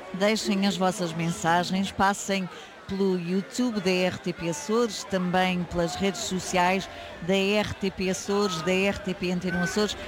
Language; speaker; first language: Portuguese; early bilingual, heritage; Portuguese